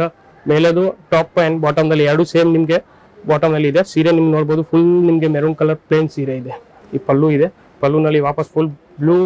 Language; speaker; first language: Kannada; non-native, fluent; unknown